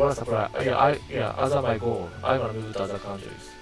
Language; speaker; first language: English; non-native, learner; Japanese